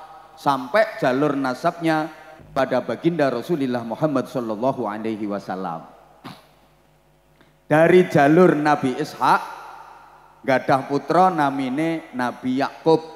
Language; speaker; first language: Indonesian; non-native, local second language; Javanese